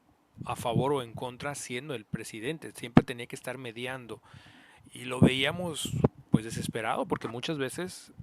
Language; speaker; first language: Spanish; native; Spanish